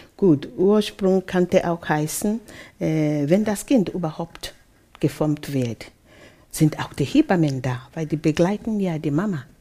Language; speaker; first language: German; non-native, fluent; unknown